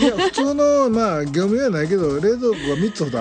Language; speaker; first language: Japanese; native; Japanese